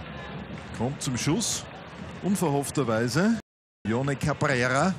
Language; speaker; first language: German; native; German